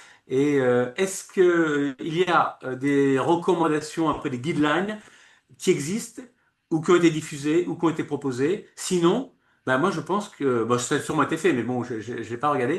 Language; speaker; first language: French; native; French